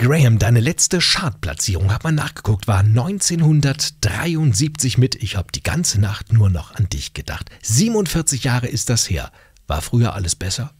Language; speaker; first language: German; native; German